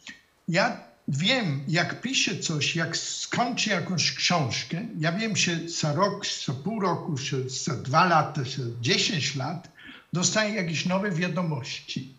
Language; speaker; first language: Polish; non-native, fluent; German